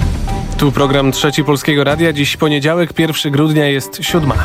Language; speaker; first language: Polish; native; Polish